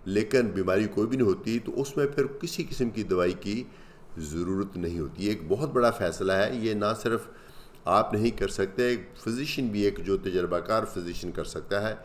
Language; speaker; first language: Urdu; native; Urdu